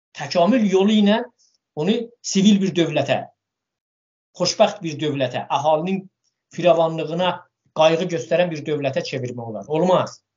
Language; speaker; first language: Azerbaijani; non-native, local second language; Talysh